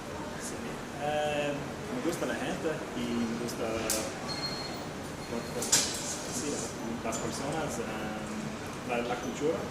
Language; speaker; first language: Spanish; non-native, learner; English